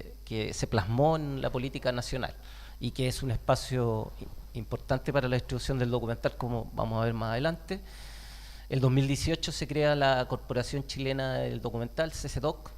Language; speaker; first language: Spanish; native; Spanish